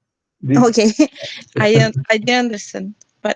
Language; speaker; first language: English; non-native, learner; Spanish